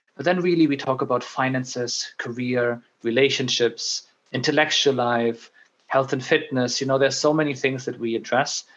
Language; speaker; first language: English; non-native, fluent; German